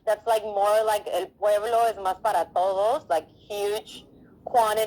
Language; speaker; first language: Spanish; early bilingual, heritage; English